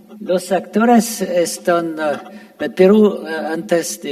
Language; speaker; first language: Spanish; non-native, fluent; French